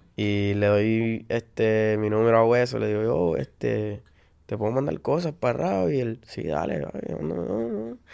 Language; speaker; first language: Spanish; native; Spanish